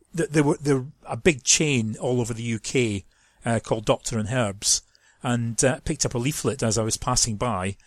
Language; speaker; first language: English; native; English